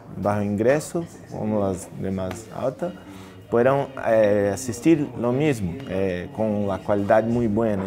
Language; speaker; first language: Spanish; non-native, learner; Portuguese